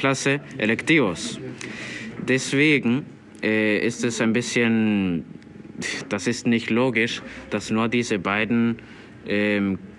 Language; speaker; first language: German; non-native, learner; Spanish